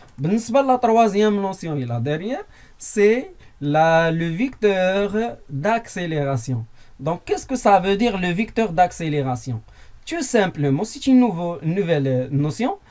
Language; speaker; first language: French; non-native, local second language; Arabic